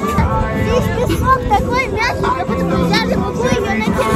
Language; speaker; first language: Russian; early bilingual, heritage; Russian